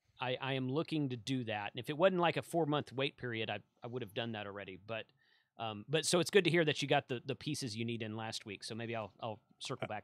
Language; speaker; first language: English; native; English